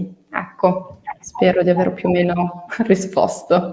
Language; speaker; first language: Italian; native; Italian